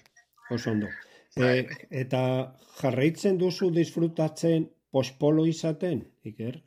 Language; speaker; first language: Basque; native; Basque